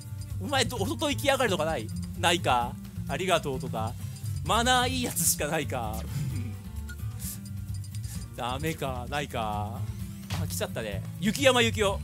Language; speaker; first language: Japanese; native; Japanese